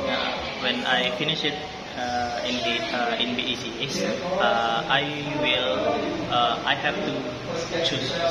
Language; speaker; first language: English; non-native, learner; Indonesian